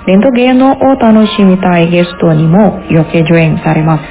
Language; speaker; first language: Japanese; non-native, fluent; Indonesian